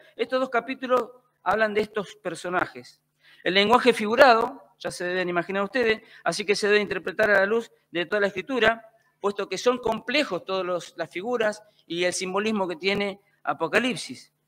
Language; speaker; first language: Spanish; native; Spanish